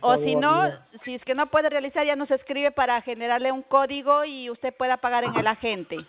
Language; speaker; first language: Spanish; native; Spanish